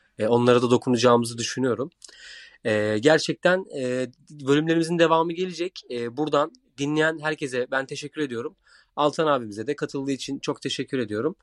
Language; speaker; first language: Turkish; native; Turkish